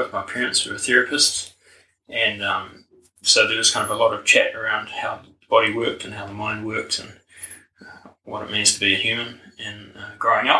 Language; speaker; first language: English; native; English